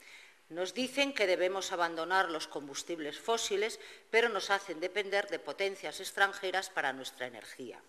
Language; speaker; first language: Spanish; native; Spanish